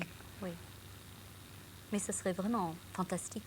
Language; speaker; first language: French; non-native, local second language; English